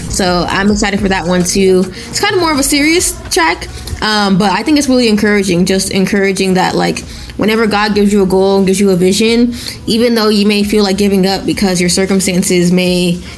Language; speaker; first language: English; non-native, local second language; Yoruba